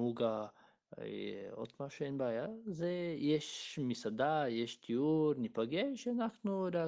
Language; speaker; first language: Hebrew; non-native, learner; Bulgarian